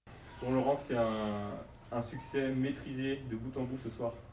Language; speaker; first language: French; native; French